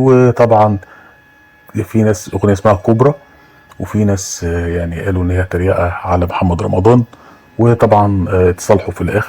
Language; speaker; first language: Arabic; native; Arabic